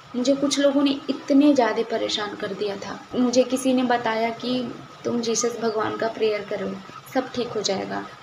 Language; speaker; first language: Hindi; native; Hindi